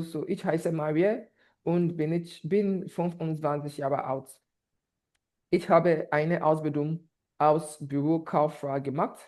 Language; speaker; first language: German; non-native, fluent; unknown